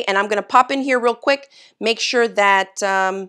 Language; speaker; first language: English; native; English